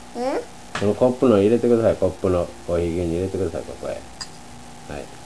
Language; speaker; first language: Japanese; native; Japanese